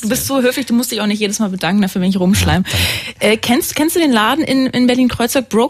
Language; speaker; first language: German; native; German